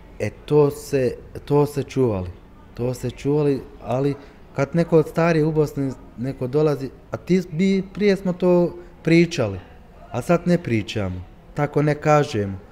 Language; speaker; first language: Croatian; early bilingual, heritage; Turkish